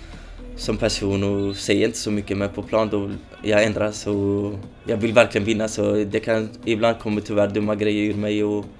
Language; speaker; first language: Swedish; early bilingual, other home language; Kurdish